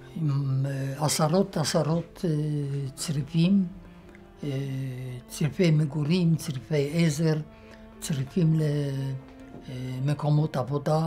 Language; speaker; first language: Hebrew; non-native, fluent; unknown